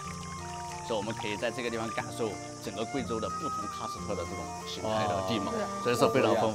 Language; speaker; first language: Chinese; native; Chinese